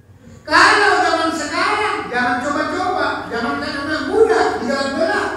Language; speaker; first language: Indonesian; native; Indonesian